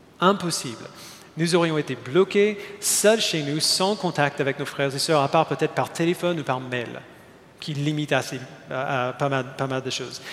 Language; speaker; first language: French; non-native, fluent; English